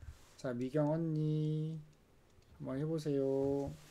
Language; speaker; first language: Korean; native; Korean